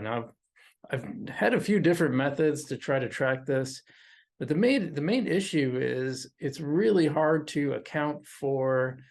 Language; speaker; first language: English; native; English